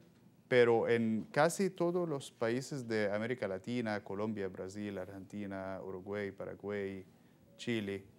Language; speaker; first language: Spanish; non-native, fluent; Arabic